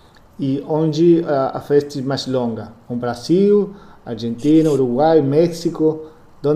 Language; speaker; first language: Portuguese; non-native, learner; Spanish